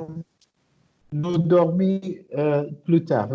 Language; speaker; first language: French; non-native, learner; Arabic